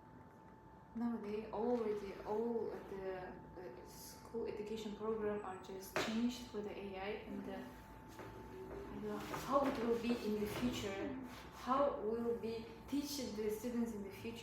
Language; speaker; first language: English; non-native, learner; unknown